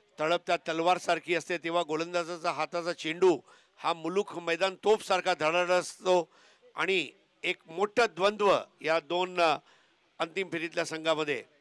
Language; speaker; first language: Marathi; native; Marathi